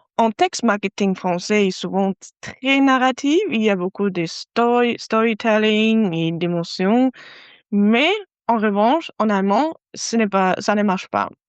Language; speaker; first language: French; non-native, fluent; German